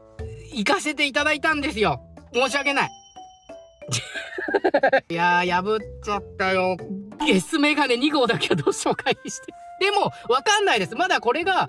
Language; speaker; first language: Japanese; native; Japanese